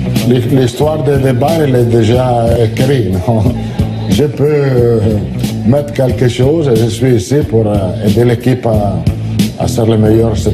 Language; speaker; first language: French; non-native, learner; Italian